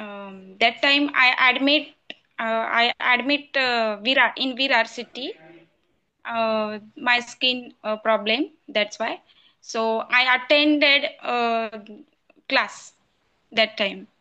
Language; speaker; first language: English; non-native, learner; Marathi